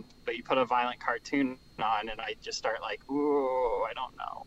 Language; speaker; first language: English; native; English